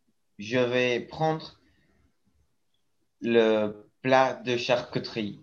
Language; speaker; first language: French; non-native, learner; Spanish